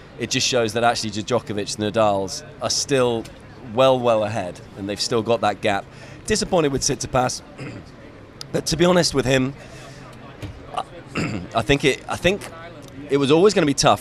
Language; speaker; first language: English; native; English